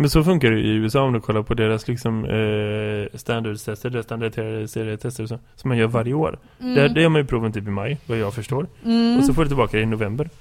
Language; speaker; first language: Swedish; native; Swedish